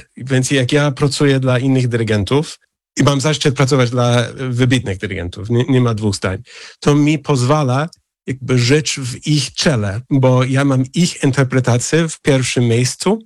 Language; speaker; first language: Polish; non-native, fluent; English